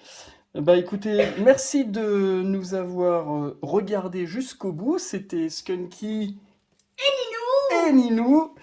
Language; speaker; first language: French; native; French